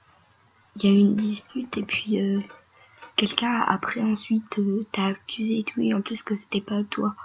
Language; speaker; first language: French; native; French